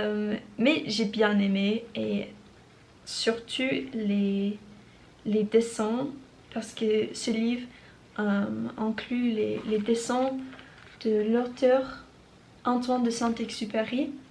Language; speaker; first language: French; non-native, learner; English